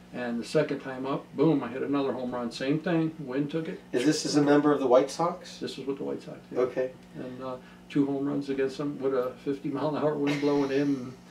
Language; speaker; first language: English; native; English